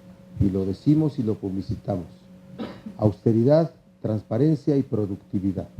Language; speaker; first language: Spanish; native; Spanish